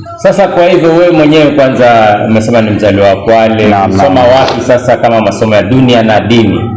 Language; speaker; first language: Swahili; native; Swahili